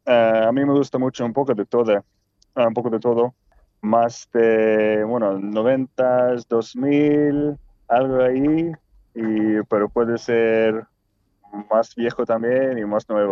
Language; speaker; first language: Spanish; non-native, fluent; Swedish